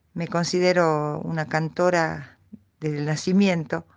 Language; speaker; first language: Spanish; native; Spanish